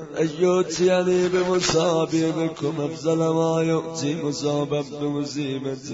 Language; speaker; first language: Arabic; non-native, fluent; Persian